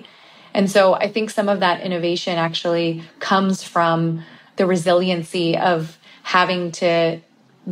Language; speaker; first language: English; native; English